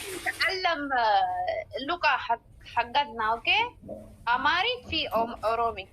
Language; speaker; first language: Arabic; non-native, learner; Oromo